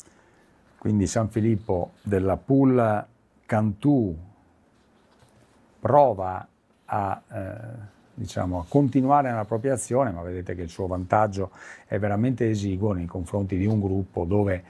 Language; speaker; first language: Italian; native; Italian